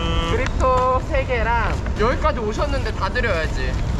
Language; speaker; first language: Korean; native; Korean